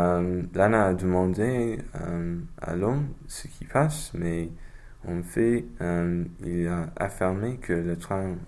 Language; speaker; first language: French; non-native, learner; English